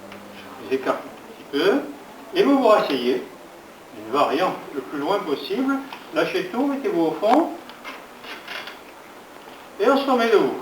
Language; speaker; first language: French; native; French